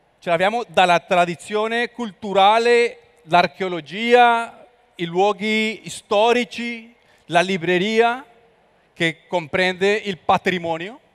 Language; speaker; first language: Italian; non-native, learner; Spanish